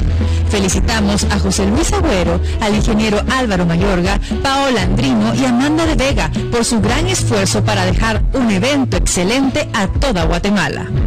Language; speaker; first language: Spanish; native; Spanish